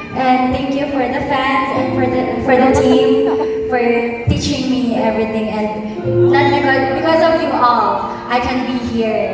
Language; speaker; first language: English; non-native, learner; Thai